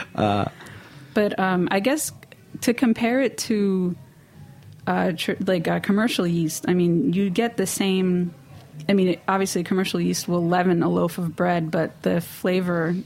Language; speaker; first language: English; native; English